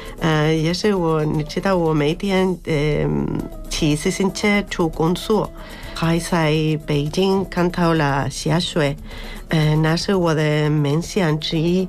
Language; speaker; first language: Chinese; non-native, fluent; Spanish